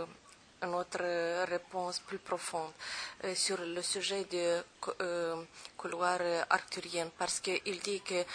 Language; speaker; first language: French; non-native, learner; Romanian